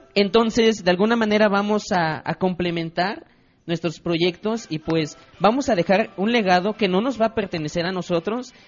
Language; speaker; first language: Spanish; native; Spanish